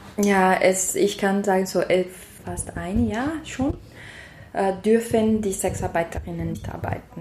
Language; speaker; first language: German; non-native, learner; Portuguese